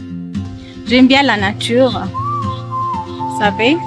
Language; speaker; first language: French; non-native, learner; Amharic